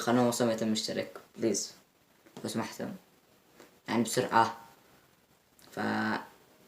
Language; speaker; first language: Arabic; native; Arabic